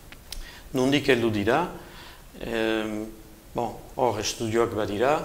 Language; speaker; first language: Basque; native; Basque